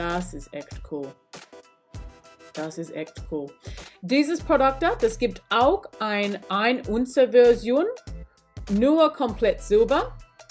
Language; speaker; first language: German; non-native, learner; English